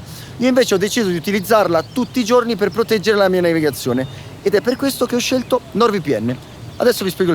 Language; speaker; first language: Italian; native; Italian